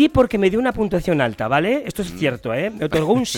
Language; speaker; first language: Spanish; native; Spanish